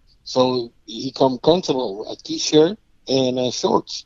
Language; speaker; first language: English; non-native, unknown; Spanish